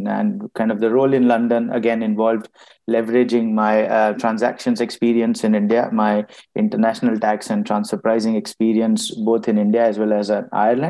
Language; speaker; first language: English; non-native, local second language; Gujarati